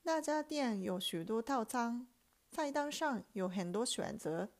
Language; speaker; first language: Chinese; non-native, fluent; Japanese